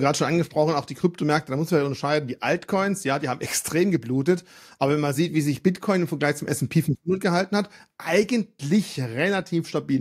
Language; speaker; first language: German; native; German